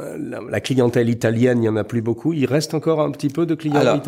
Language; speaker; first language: French; native; French